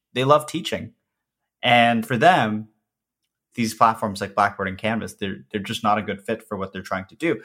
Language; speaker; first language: English; early bilingual, other home language; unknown